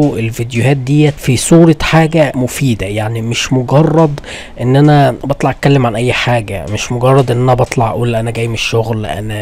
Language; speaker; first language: Arabic; native; Arabic